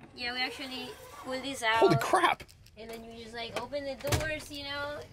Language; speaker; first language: English; non-native, fluent; Spanish